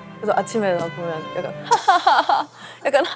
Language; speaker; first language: Korean; early bilingual, heritage; Korean